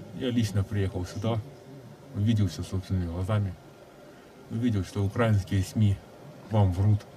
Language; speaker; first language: Russian; native; Russian